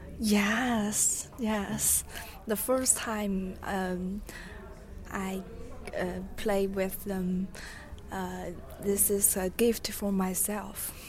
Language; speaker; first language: English; non-native, learner; Chinese